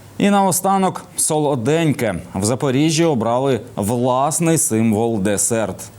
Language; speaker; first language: Ukrainian; native; Ukrainian